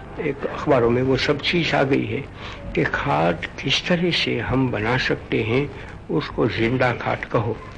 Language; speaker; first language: Hindi; non-native, local second language; Gujarati